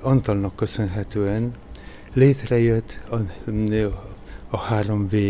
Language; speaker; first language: Hungarian; non-native, fluent; Polish